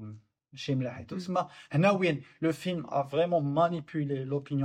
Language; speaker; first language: French; non-native, local second language; Arabic